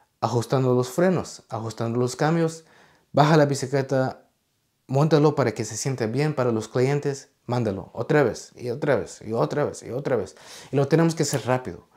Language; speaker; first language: Spanish; early bilingual, heritage; Spanish